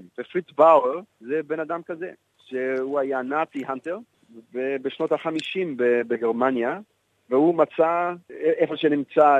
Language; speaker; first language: Hebrew; non-native, fluent; English